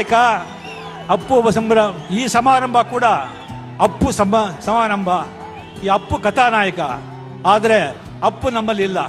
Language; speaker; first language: Kannada; non-native, local second language; Marathi